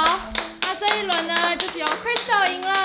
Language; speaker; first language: Chinese; native; Chinese